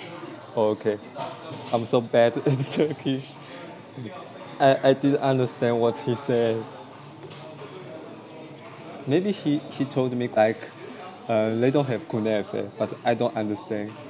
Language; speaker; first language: English; non-native, learner; Chinese